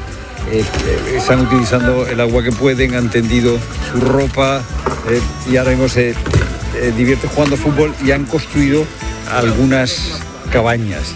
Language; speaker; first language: Spanish; native; Spanish